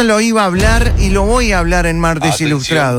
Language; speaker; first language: Spanish; native; Spanish